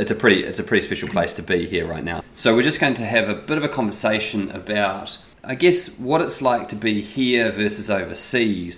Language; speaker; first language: English; native; English